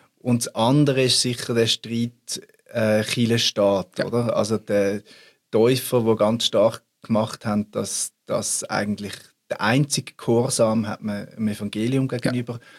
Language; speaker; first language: German; native; German